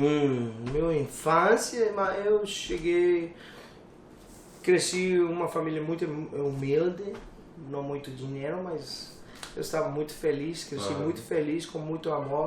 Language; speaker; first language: Portuguese; non-native, learner; English